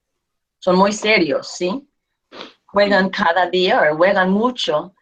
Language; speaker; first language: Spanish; non-native, fluent; English